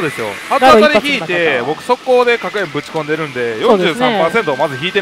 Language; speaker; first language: Japanese; native; Japanese